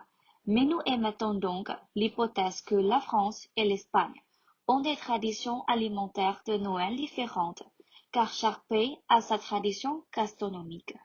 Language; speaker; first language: French; non-native, learner; Thai